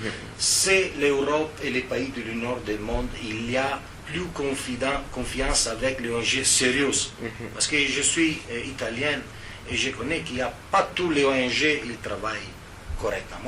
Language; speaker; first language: French; non-native, fluent; Italian